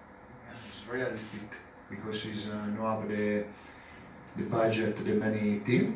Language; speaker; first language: English; non-native, learner; Italian